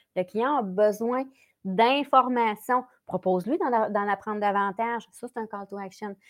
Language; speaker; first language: French; native; French